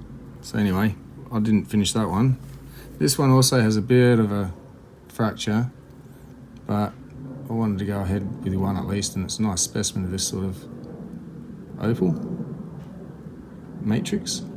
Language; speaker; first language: English; native; English